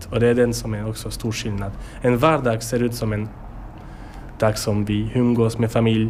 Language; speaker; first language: Swedish; non-native, learner; French